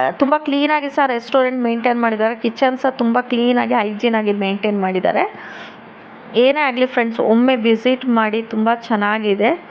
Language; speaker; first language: Kannada; non-native, local second language; Tulu